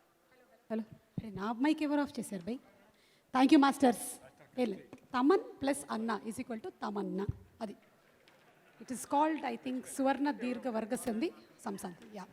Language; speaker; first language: Telugu; native; Telugu